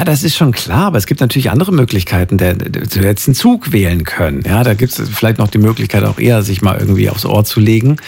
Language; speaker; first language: German; native; German